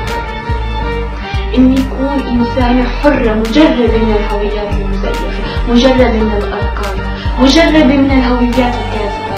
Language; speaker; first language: Arabic; non-native, local second language; Kurdish